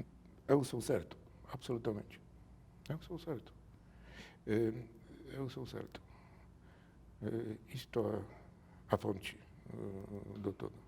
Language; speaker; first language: Portuguese; non-native, learner; Polish